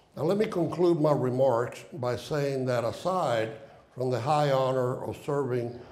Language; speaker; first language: English; non-native, fluent; Spanish